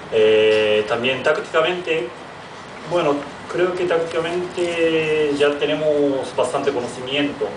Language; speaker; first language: Spanish; non-native, fluent; Japanese